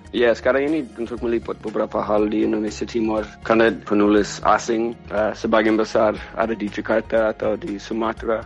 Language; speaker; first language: Indonesian; non-native, fluent; English